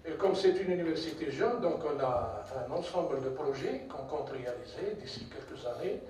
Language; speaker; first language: French; non-native, local second language; Arabic